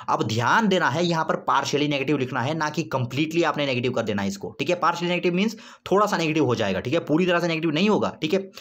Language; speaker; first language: Hindi; native; Hindi